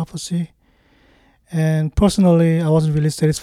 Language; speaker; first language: English; non-native, fluent; Korean